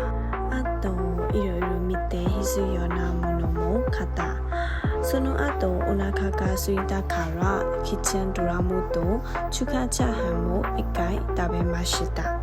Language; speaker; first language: Japanese; non-native, learner; Burmese